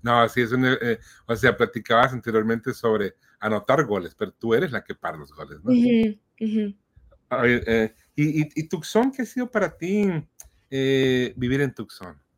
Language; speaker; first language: Spanish; native; Spanish